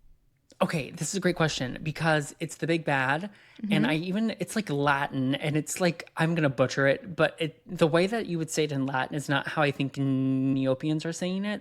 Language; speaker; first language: English; native; English